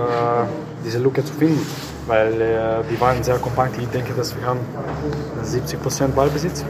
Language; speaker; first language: German; non-native, fluent; Croatian